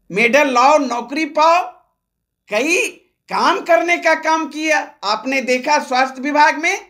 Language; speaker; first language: Hindi; native; Hindi